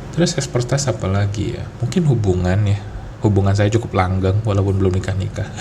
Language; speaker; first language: Indonesian; non-native, local second language; Malay